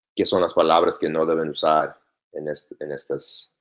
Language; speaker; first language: Spanish; non-native, learner; English